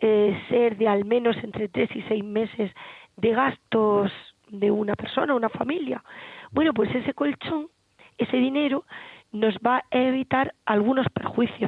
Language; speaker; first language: Spanish; native; Spanish